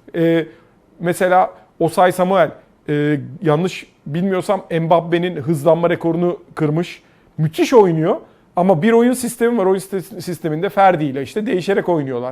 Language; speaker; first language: Turkish; native; Turkish